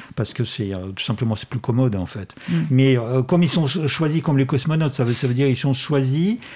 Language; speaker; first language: French; non-native, fluent; Russian